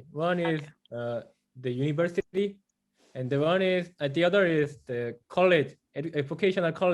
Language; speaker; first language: English; non-native, fluent; Korean